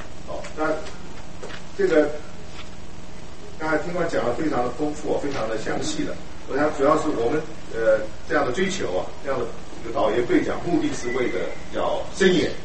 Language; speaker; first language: Chinese; native; Chinese